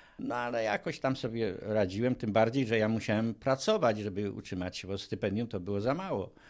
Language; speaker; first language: Polish; native; Polish